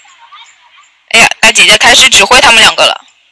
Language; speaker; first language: Chinese; native; Chinese